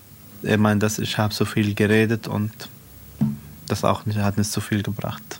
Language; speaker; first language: German; non-native, learner; Arabic